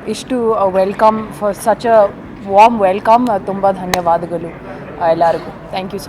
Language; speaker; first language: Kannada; non-native, learner; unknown